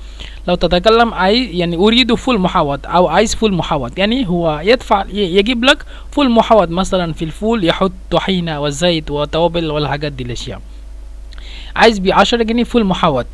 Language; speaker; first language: Arabic; non-native, fluent; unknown